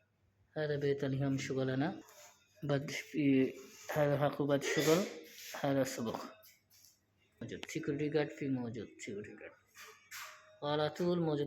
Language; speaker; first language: Arabic; non-native, learner; Bangla